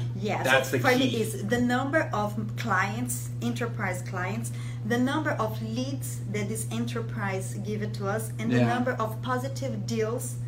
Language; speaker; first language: English; non-native, fluent; Portuguese